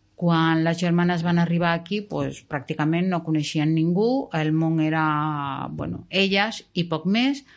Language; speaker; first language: Catalan; non-native, local second language; Spanish